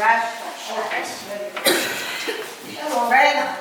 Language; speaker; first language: English; non-native, learner; Kazakh